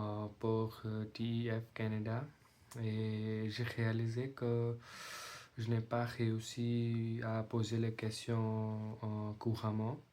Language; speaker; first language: French; non-native, learner; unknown